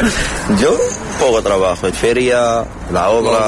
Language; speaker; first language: Spanish; non-native, learner; Arabic